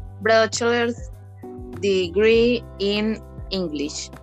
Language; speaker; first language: English; non-native, fluent; Spanish